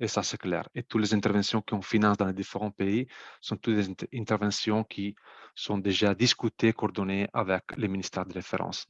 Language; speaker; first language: French; non-native, fluent; Italian